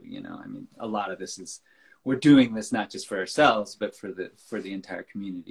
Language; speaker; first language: English; native; English